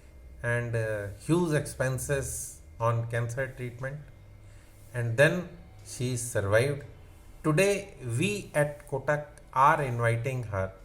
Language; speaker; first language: English; non-native, local second language; Hindi